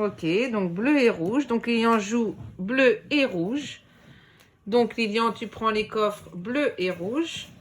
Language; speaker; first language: French; native; French